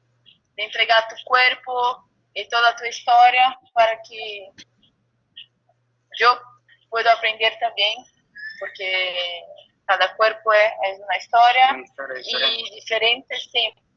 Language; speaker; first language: Spanish; non-native, fluent; Portuguese